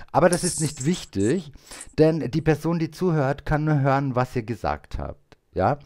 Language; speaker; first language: German; native; German